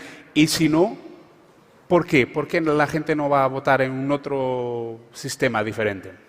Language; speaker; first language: Spanish; non-native, fluent; Portuguese